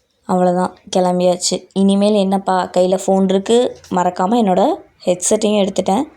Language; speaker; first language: Tamil; native; Tamil